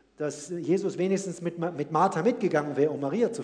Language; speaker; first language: German; native; German